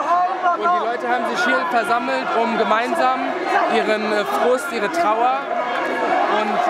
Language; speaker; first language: German; native; German